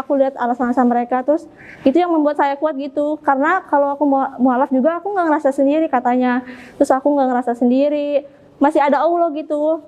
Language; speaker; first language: Indonesian; native; Indonesian